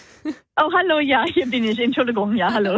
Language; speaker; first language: German; non-native, learner; English